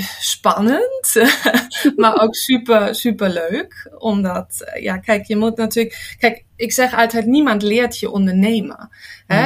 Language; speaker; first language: Dutch; non-native, fluent; German